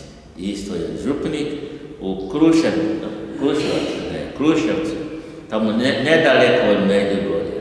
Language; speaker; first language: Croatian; non-native, learner; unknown